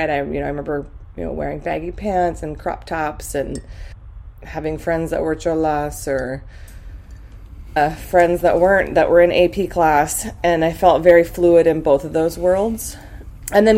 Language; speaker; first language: English; native; English